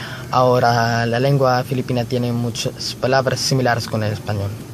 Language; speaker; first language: Spanish; non-native, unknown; Filipino